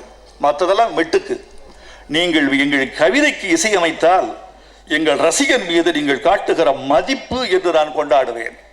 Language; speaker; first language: Tamil; native; Tamil